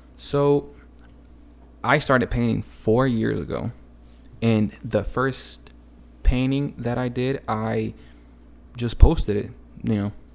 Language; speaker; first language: English; early bilingual, other home language; Spanish